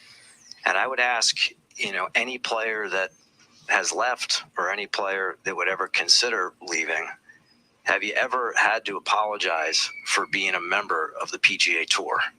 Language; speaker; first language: English; native; English